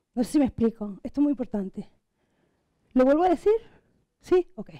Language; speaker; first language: Spanish; non-native, local second language; Catalan